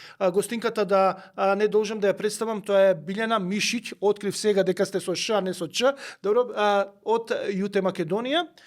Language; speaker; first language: Macedonian; native; Macedonian